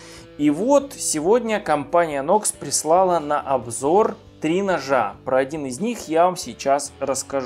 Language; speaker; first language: Russian; native; Russian